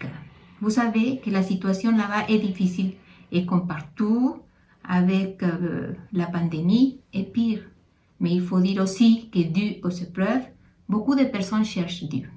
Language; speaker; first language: French; non-native, fluent; Spanish